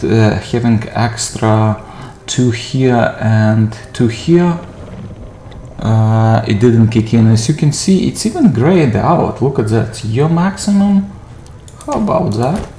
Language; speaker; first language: English; non-native, fluent; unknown